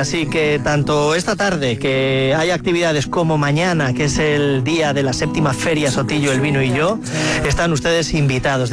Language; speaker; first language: Spanish; native; Spanish